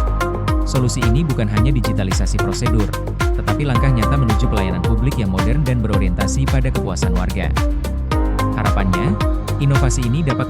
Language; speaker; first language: Indonesian; native; Indonesian